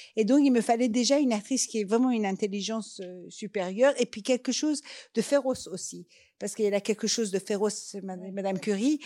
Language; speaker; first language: French; non-native, fluent; Persian